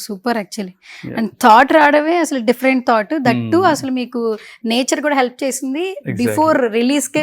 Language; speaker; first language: Telugu; native; Telugu